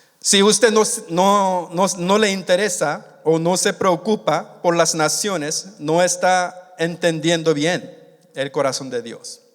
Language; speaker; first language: Spanish; non-native, fluent; Korean